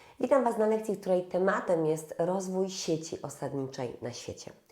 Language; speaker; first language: Polish; native; Polish